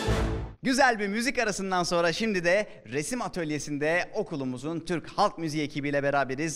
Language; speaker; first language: Turkish; native; Turkish